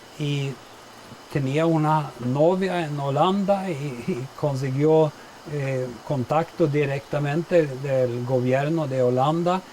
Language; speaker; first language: Spanish; non-native, fluent; Swedish